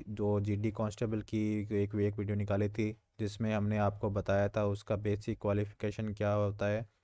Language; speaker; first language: Hindi; native; Hindi